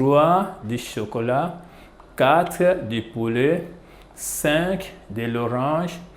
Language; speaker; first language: French; non-native, fluent; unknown